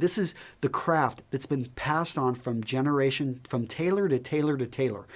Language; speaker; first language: English; native; English